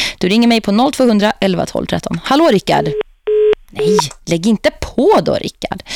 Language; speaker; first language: Swedish; native; Swedish